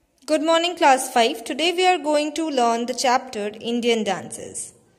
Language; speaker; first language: English; non-native, local second language; Bangla